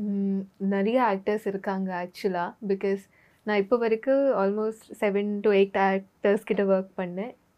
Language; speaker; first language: Tamil; non-native, learner; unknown